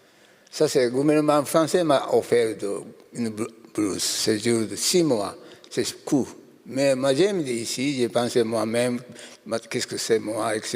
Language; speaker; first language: French; non-native, learner; Japanese